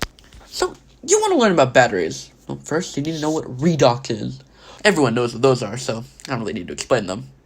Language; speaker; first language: English; native; English